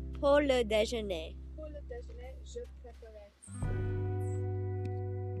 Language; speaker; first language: French; non-native, learner; English